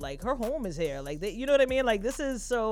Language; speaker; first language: English; native; English